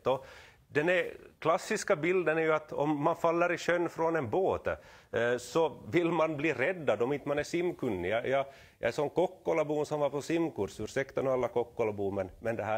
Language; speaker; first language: Swedish; native; Swedish